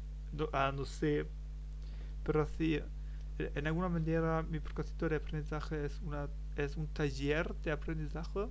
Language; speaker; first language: Spanish; non-native, learner; German